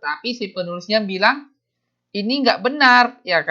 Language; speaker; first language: Indonesian; native; Indonesian